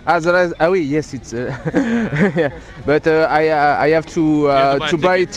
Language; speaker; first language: English; non-native, learner; French